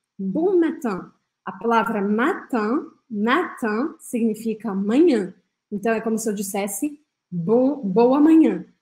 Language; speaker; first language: Portuguese; non-native, fluent; French